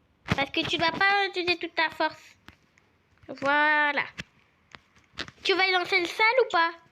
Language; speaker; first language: French; native; French